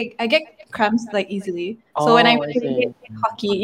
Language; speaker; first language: English; non-native, fluent; Malay